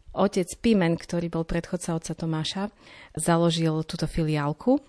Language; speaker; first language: Slovak; native; Slovak